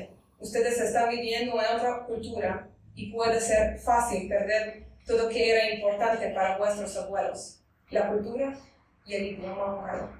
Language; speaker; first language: Spanish; non-native, fluent; Hungarian